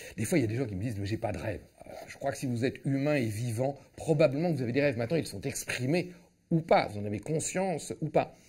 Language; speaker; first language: French; native; French